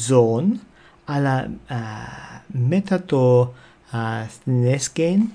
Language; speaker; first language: Greek; non-native, fluent; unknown